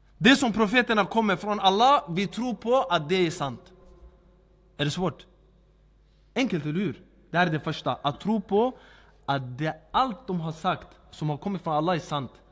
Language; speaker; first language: Swedish; early bilingual, other home language; Arabic